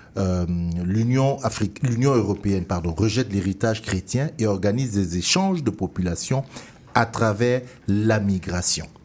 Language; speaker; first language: French; native; French